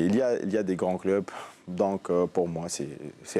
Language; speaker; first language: French; non-native, local second language; Arabic